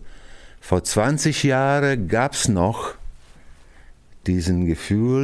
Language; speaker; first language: German; non-native, fluent; Italian